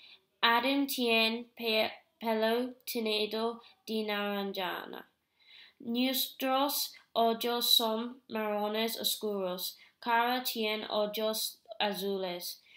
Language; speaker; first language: Spanish; non-native, learner; English